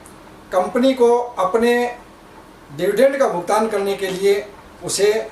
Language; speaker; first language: Hindi; native; Hindi